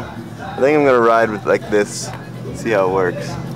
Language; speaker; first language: English; native; English